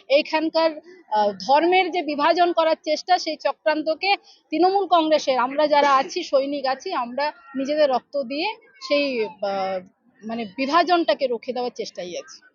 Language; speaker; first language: Bangla; non-native, local second language; Santali